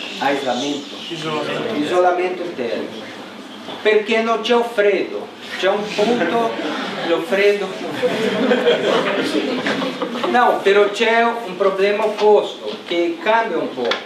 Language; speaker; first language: Italian; non-native, learner; Portuguese